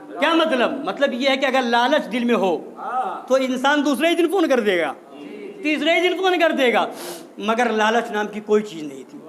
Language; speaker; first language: Urdu; native; Urdu